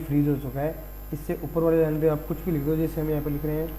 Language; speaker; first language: Hindi; native; Hindi